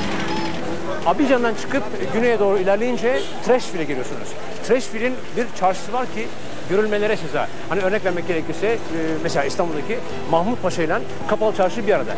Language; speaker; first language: Turkish; native; Turkish